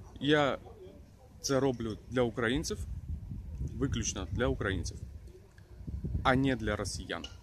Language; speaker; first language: Ukrainian; non-native, local second language; Russian